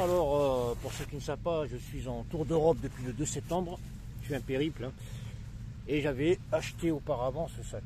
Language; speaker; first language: French; non-native, local second language; Arabic